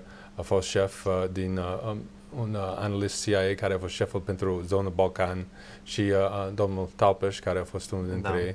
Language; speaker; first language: Romanian; non-native, learner; English